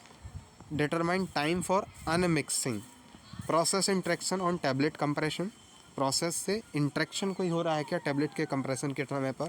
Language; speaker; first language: Hindi; native; Hindi